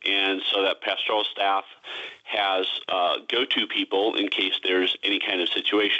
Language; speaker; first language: English; native; English